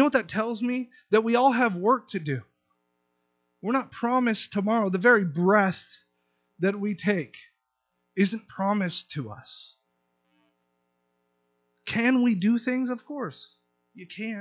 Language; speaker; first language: English; native; English